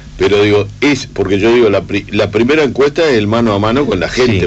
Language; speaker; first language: Spanish; native; Spanish